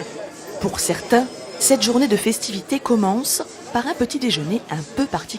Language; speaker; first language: French; native; French